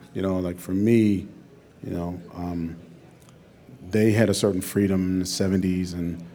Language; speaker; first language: English; native; English